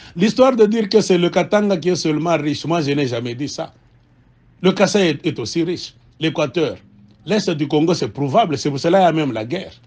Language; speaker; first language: French; non-native, local second language; Swahili